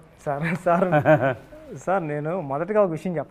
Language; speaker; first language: Telugu; native; Telugu